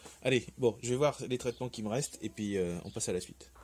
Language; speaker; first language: French; native; French